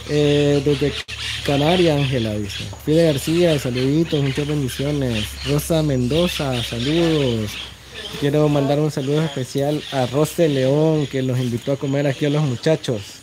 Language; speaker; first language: Spanish; native; Spanish